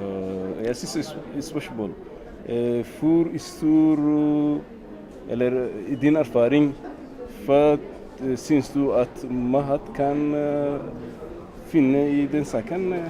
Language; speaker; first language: Norwegian; non-native, learner; Somali